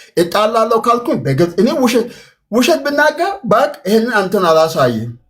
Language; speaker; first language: Amharic; non-native, local second language; Wolaytta